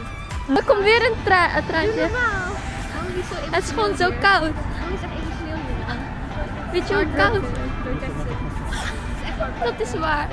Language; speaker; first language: Dutch; early bilingual, other home language; Chinese